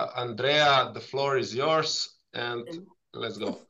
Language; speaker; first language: English; non-native, fluent; Slovenian